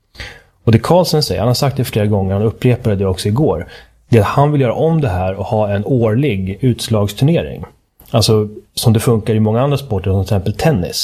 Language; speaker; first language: Swedish; native; Swedish